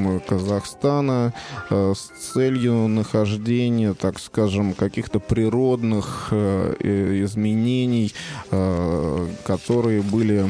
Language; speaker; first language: Russian; native; Russian